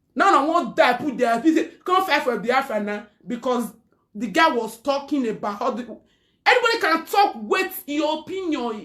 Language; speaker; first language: Nigerian Pidgin; non-native, local second language; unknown